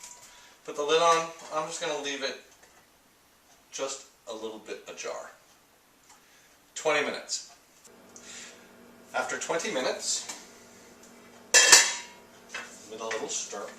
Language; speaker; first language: English; native; English